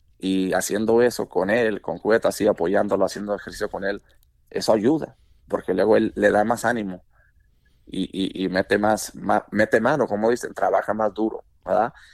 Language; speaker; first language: Spanish; early bilingual, heritage; Spanish